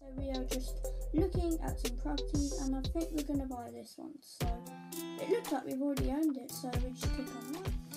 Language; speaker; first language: English; native; English